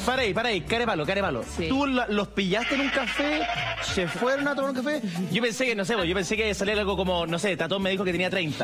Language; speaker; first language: Spanish; native; Spanish